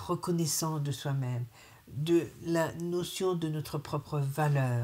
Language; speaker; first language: French; native; French